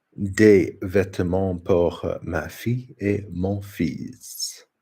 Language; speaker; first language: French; non-native, learner; English